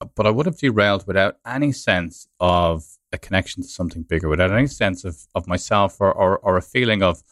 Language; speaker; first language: English; native; English